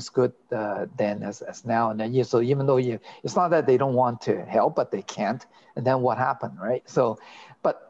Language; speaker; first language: English; non-native, local second language; Cantonese